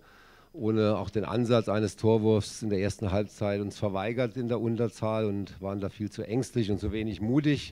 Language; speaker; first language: German; native; German